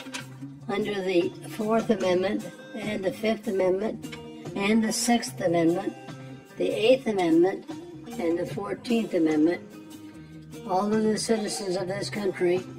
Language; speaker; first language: English; native; English